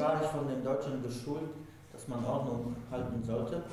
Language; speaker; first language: German; non-native, fluent; Polish